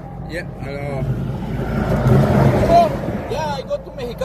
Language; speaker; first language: English; non-native, learner; Spanish